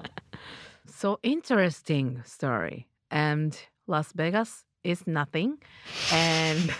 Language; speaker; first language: English; non-native, learner; Japanese